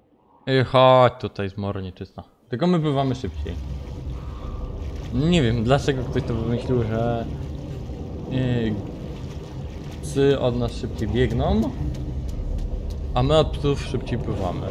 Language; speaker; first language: Polish; native; Polish